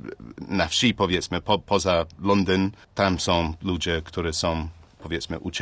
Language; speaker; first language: Polish; non-native, learner; English